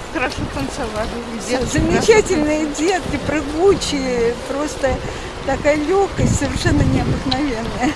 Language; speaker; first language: Russian; native; Russian